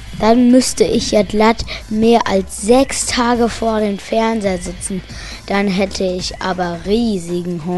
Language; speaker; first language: German; native; German